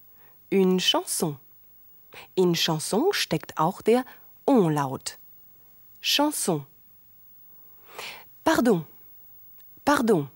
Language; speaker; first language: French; non-native, fluent; German